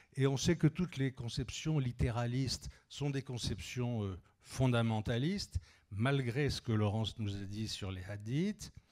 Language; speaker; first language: French; native; French